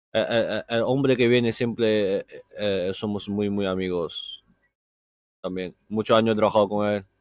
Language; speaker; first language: Spanish; non-native, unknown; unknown